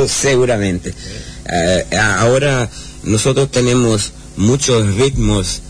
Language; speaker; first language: Spanish; non-native, learner; Portuguese